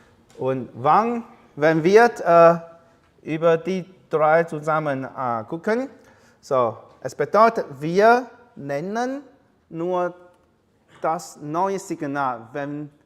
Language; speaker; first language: German; non-native, learner; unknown